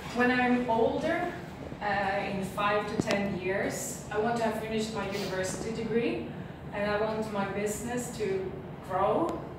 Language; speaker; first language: English; non-native, fluent; Swedish